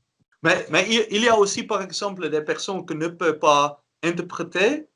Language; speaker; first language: French; non-native, learner; Dutch